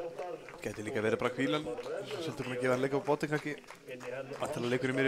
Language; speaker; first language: Icelandic; native; Icelandic